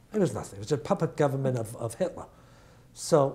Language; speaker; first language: English; early bilingual, other home language; Italian